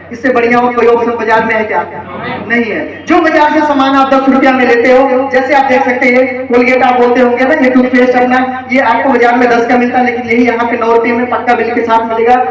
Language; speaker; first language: Hindi; native; Hindi